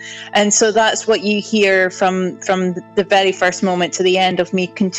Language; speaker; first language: English; native; English